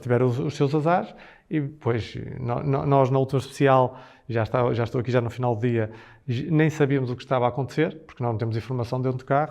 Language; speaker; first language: Portuguese; native; Portuguese